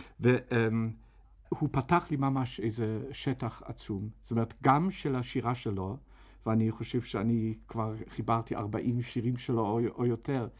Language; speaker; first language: Hebrew; non-native, fluent; German